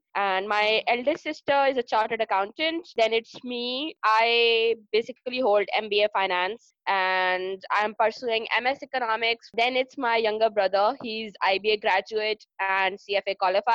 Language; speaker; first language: English; non-native, local second language; Urdu